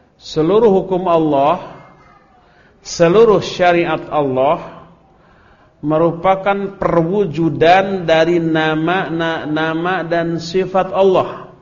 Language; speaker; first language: Indonesian; non-native, local second language; Sundanese